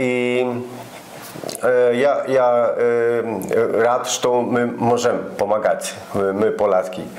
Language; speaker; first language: Russian; non-native, learner; Polish